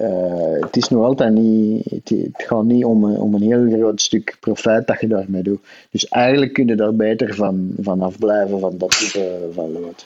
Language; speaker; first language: Dutch; native; Dutch